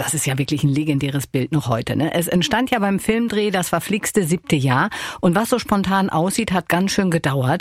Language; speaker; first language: German; native; German